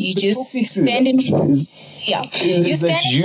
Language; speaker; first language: English; non-native, local second language; Zulu